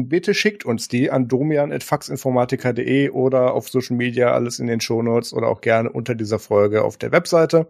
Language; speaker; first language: German; native; German